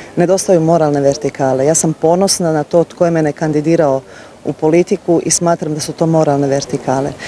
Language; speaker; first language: Croatian; early bilingual, heritage; Croatian